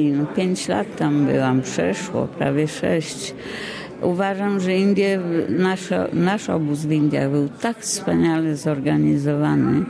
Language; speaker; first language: Polish; early bilingual, heritage; Polish